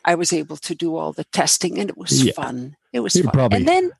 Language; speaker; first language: English; non-native, fluent; Dutch